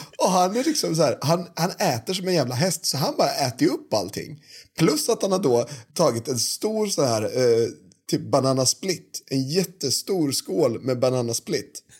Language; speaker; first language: Swedish; native; Swedish